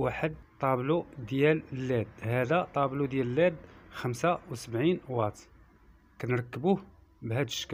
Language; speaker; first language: Arabic; native; Arabic